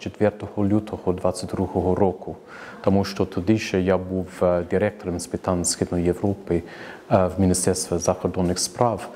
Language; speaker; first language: Ukrainian; non-native, fluent; English